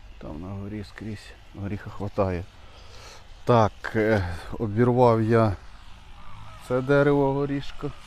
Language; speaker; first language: Ukrainian; native; Ukrainian